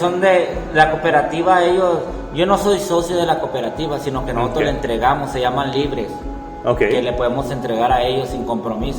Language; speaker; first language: Spanish; native; Spanish